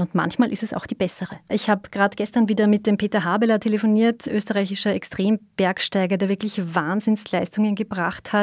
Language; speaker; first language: German; native; German